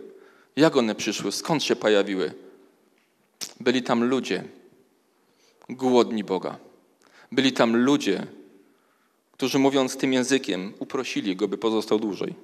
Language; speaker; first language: Polish; native; Polish